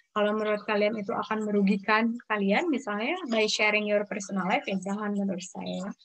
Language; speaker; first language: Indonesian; native; Indonesian